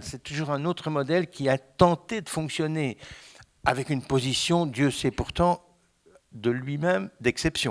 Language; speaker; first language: French; native; French